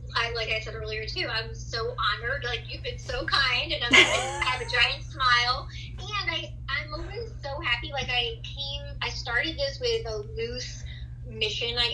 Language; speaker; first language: English; early bilingual, other home language; Spanish